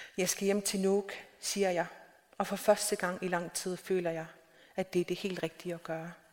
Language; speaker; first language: Danish; non-native, local second language; Kalaallisut